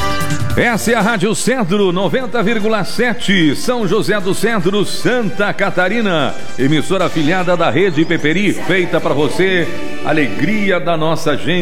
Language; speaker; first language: Portuguese; native; Portuguese